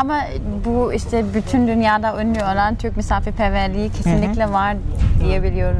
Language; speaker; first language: Turkish; non-native, fluent; German